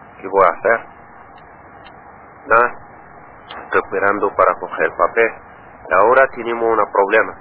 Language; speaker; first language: Spanish; non-native, learner; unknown